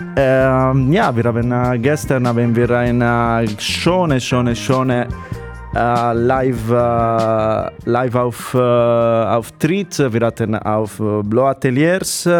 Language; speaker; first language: German; non-native, learner; Italian